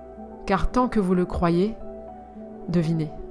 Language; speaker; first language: French; native; French